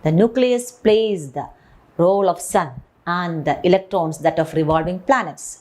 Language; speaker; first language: English; non-native, local second language; Malayalam